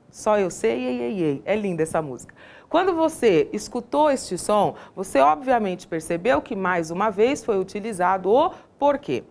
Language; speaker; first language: Portuguese; native; Portuguese